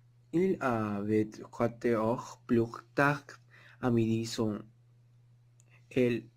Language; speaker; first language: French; non-native, learner; Spanish